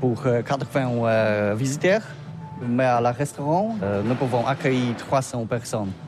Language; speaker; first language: French; non-native, learner; Polish